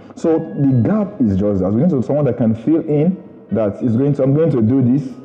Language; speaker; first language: English; non-native, local second language; Yoruba